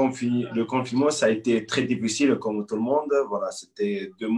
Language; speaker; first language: French; non-native, local second language; Arabic